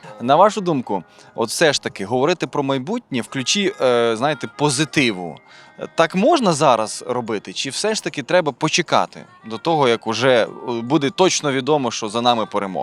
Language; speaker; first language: Ukrainian; native; Ukrainian